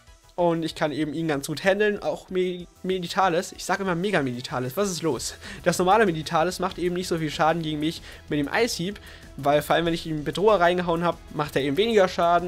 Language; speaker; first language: German; native; German